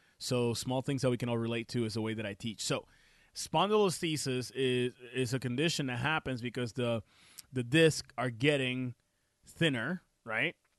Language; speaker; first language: English; non-native, fluent; Spanish